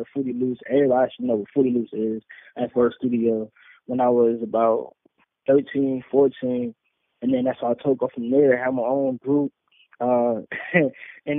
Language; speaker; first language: English; native; English